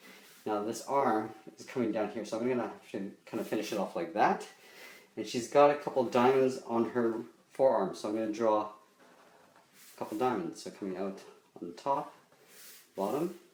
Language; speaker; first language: English; native; English